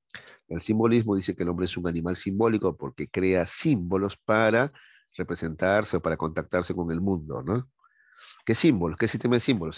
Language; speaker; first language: Spanish; native; Spanish